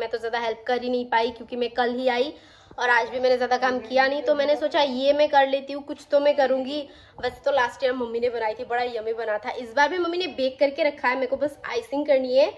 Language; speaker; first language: Hindi; non-native, local second language; Bangla